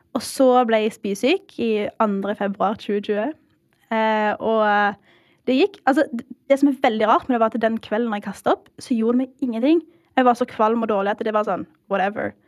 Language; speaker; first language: Norwegian; early bilingual, heritage; Norwegian